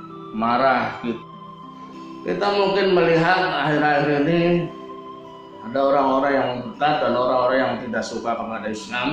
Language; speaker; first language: Indonesian; native; Indonesian